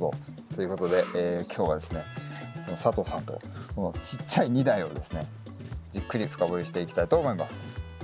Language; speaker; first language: Japanese; native; Japanese